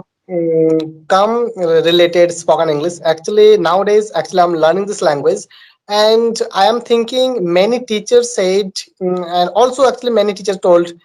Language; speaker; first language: English; non-native, learner; Bangla